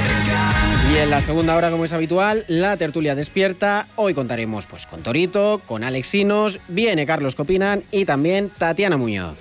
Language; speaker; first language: Spanish; native; Spanish